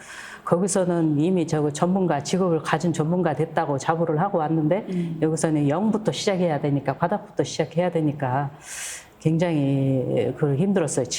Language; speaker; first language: Korean; non-native, fluent; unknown